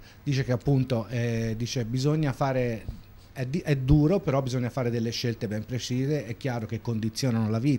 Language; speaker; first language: Italian; native; Italian